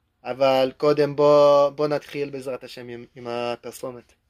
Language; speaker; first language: Hebrew; non-native, learner; English